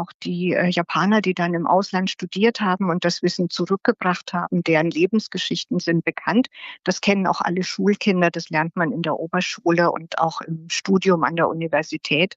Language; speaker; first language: German; native; German